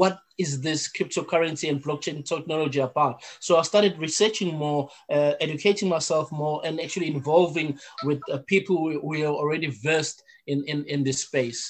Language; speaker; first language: English; non-native, local second language; Zulu